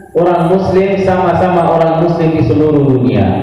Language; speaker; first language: Indonesian; non-native, learner; Arabic